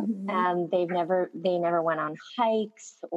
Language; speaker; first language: English; early bilingual, other home language; Korean